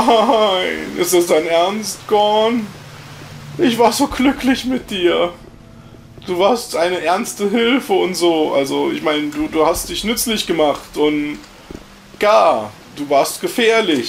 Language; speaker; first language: German; native; German